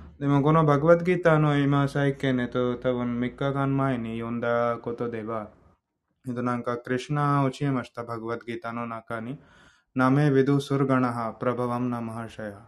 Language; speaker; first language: Japanese; non-native, learner; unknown